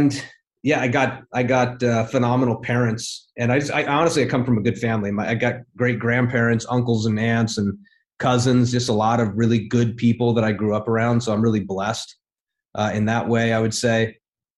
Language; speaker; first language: English; native; English